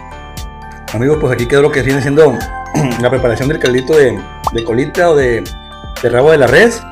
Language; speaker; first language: Spanish; native; Spanish